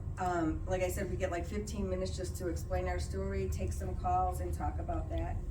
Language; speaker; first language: English; native; English